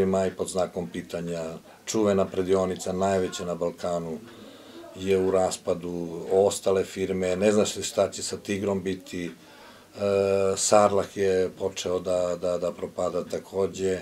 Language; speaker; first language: Croatian; native; Croatian